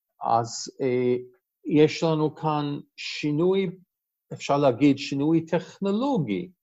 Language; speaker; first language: Hebrew; non-native, fluent; English